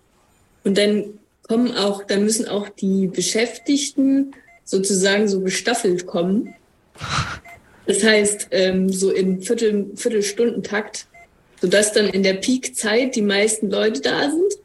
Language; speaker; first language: German; native; German